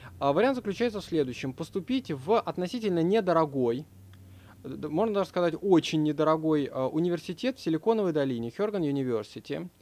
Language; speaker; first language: Russian; native; Russian